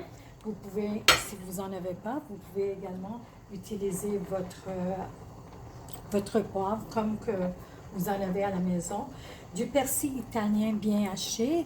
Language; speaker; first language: French; early bilingual, other home language; Italian